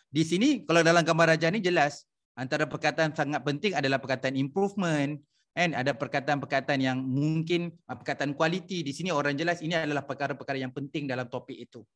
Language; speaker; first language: Malay; native; Malay